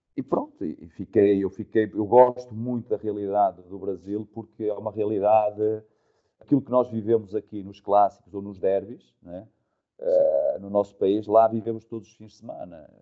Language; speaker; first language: Portuguese; native; Portuguese